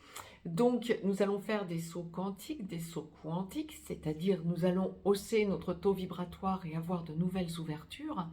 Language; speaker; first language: French; native; French